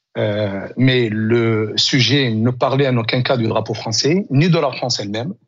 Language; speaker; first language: French; non-native, local second language; Arabic